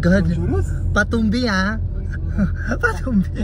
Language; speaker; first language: French; non-native, learner; Filipino